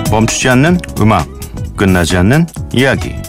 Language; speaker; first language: Korean; native; Korean